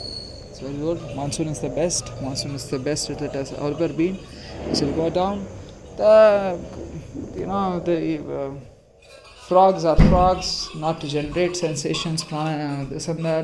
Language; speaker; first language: English; non-native, local second language; Hindi